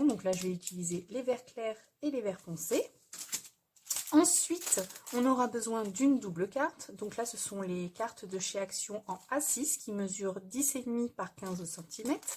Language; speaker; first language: French; native; French